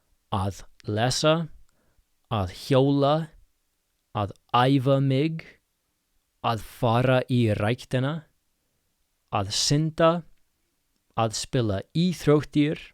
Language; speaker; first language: Icelandic; non-native, fluent; English